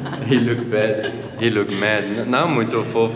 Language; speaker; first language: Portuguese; non-native, learner; German